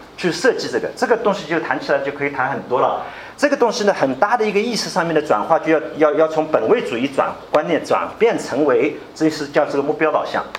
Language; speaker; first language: Chinese; native; Chinese